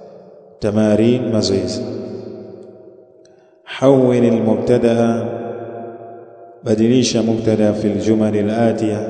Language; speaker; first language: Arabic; non-native, fluent; Swahili